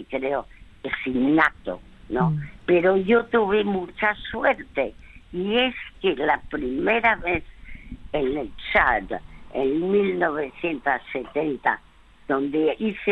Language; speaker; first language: Spanish; early bilingual, other home language; French